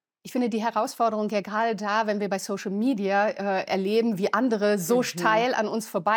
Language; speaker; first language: German; native; German